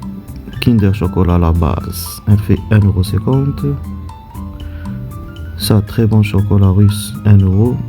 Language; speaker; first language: French; non-native, local second language; Arabic